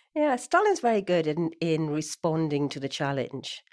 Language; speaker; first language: English; native; English